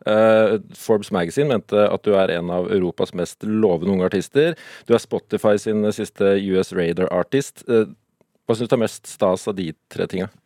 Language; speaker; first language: Norwegian; native; Norwegian